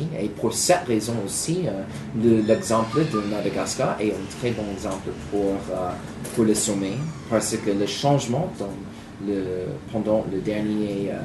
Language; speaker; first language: French; non-native, learner; English